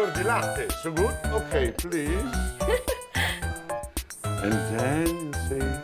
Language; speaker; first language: English; non-native, learner; Italian